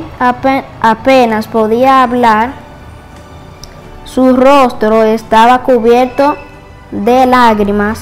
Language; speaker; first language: Spanish; native; Spanish